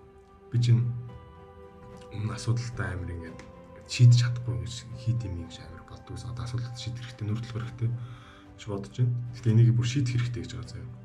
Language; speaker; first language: Mongolian; native; Mongolian